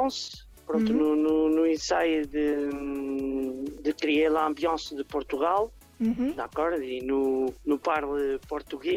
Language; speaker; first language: French; non-native, learner; Portuguese